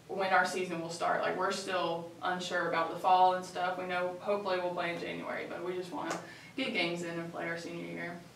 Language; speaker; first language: English; native; English